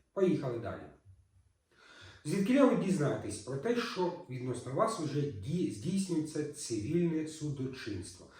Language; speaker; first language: Ukrainian; native; Ukrainian